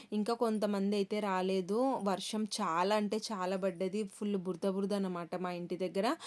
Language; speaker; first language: Telugu; non-native, local second language; Kannada